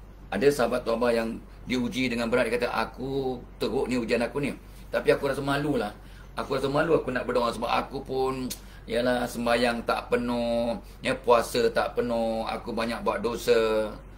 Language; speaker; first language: Malay; native; Malay